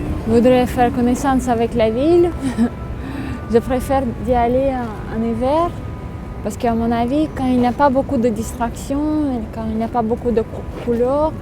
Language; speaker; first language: French; non-native, fluent; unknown